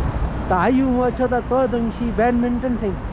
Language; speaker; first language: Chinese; non-native, learner; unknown